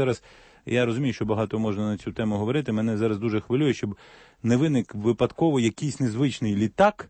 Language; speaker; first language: Ukrainian; native; Ukrainian